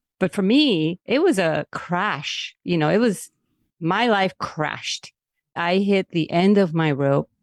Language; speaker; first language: English; non-native, local second language; Spanish